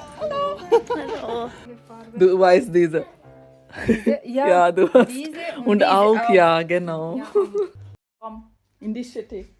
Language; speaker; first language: German; non-native, learner; Telugu